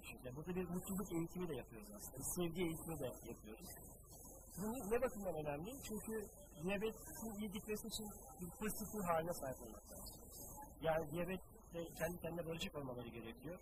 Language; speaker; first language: Turkish; native; Turkish